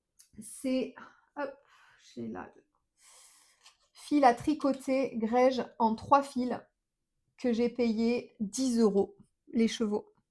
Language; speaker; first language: French; native; French